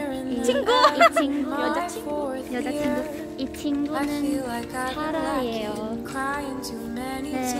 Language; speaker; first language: Korean; non-native, learner; Malay